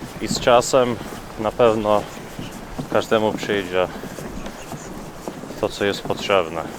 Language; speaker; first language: Polish; early bilingual, heritage; Polish